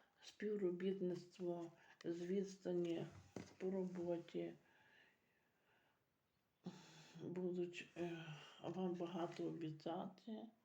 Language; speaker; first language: Ukrainian; native; Ukrainian